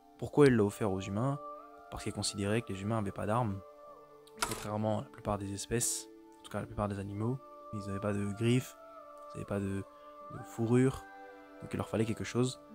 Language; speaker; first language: French; native; French